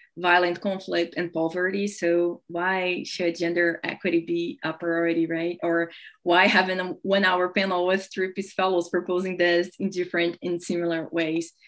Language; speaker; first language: English; non-native, fluent; Portuguese